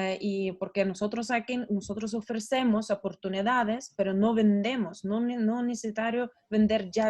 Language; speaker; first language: Spanish; non-native, learner; Russian